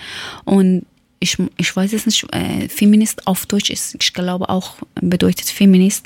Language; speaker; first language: German; non-native, learner; Persian